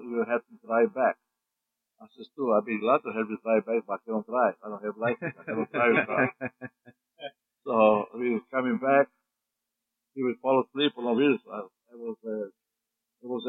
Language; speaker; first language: English; non-native, fluent; Croatian